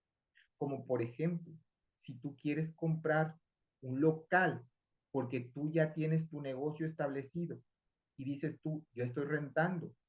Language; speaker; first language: Spanish; native; Spanish